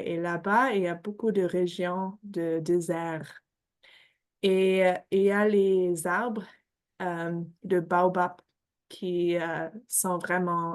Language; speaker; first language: French; non-native, fluent; English